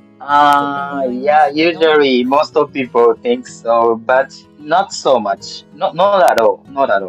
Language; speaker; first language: English; non-native, learner; Japanese